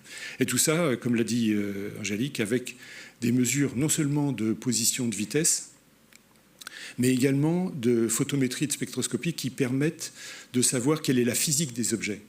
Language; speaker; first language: French; native; French